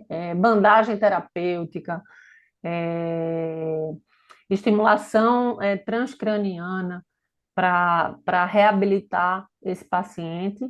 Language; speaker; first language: Portuguese; native; Portuguese